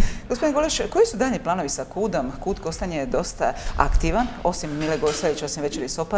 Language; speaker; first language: Croatian; native; Croatian